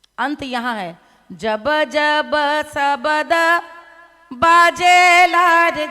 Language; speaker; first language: Hindi; native; Hindi